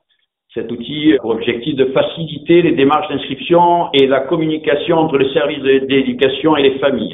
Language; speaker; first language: French; native; French